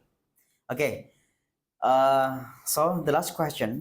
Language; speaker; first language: English; non-native, fluent; Indonesian